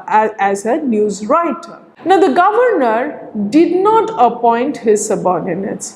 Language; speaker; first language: English; non-native, local second language; Bangla